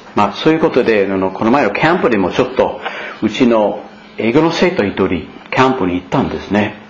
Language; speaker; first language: Japanese; non-native, fluent; English